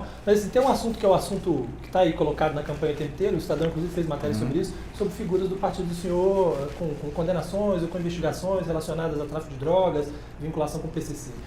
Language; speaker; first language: Portuguese; native; Portuguese